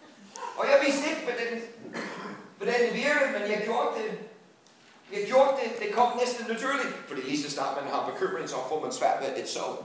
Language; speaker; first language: Danish; non-native, fluent; English